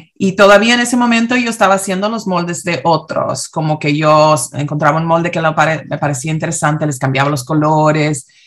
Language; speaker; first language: Spanish; early bilingual, heritage; Spanish